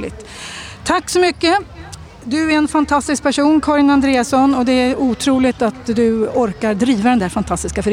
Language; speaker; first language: Swedish; native; Swedish